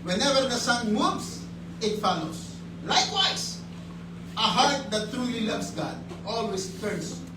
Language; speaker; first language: English; non-native, local second language; Filipino